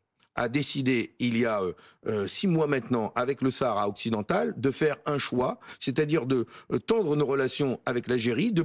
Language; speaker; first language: French; native; French